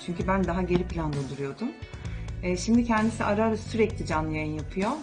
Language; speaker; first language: Turkish; native; Turkish